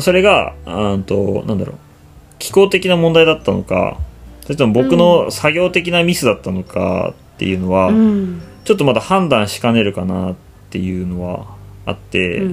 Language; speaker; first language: Japanese; native; Japanese